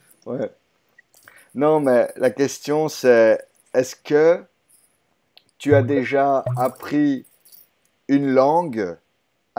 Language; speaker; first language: French; native; French